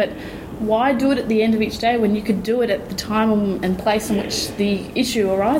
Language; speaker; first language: English; native; English